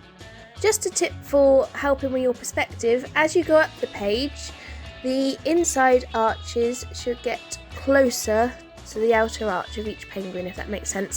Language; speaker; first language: English; native; English